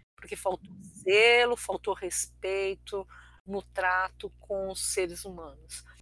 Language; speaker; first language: Portuguese; early bilingual, other home language; Armenian